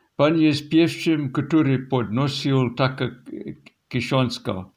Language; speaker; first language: Polish; non-native, learner; English